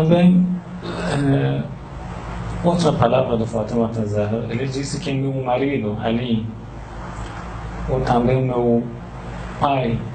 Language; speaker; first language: Portuguese; non-native, learner; Persian